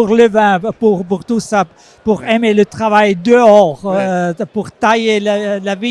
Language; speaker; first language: French; non-native, local second language; German